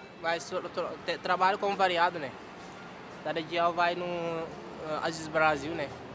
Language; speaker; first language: Portuguese; non-native, learner; Wolof